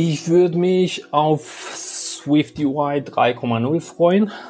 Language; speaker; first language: German; non-native, fluent; Albanian